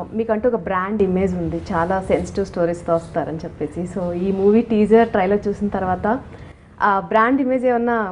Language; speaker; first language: Telugu; native; Telugu